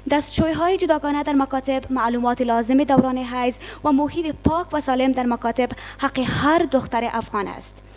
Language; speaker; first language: Persian; non-native, local second language; Pashto